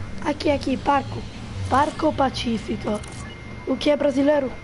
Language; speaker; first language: Portuguese; non-native, fluent; Italian